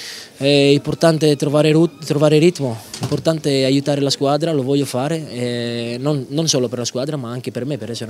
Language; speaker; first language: Italian; non-native, fluent; Greek